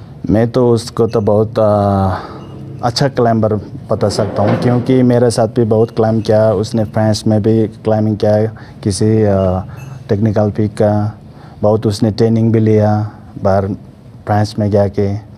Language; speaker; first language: Hindi; non-native, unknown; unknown